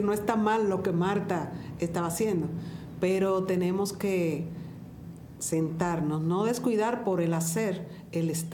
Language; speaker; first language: Spanish; native; Spanish